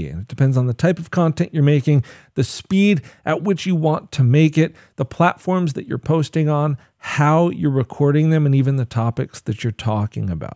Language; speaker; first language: English; native; English